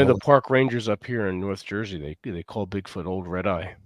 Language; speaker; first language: English; native; English